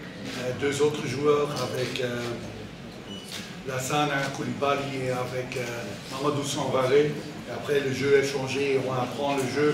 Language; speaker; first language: French; non-native, learner; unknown